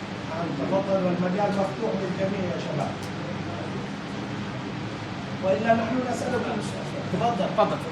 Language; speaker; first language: Arabic; non-native, fluent; Urdu